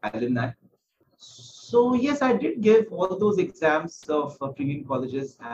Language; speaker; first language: English; non-native, local second language; Marathi